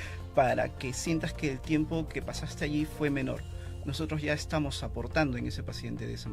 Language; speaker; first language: Spanish; native; Spanish